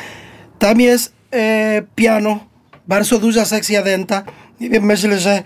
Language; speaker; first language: Polish; non-native, learner; Spanish